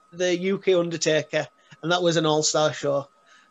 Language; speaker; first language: English; native; English